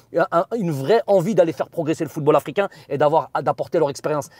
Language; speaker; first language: French; native; French